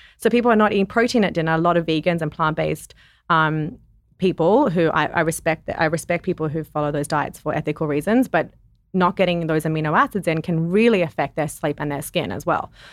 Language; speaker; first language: English; native; English